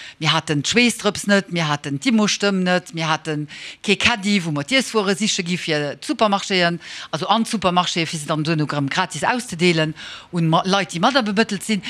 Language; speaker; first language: Luxembourgish; early bilingual, heritage; Luxembourgish